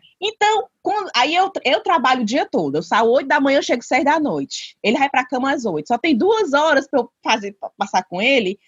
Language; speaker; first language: Portuguese; native; Portuguese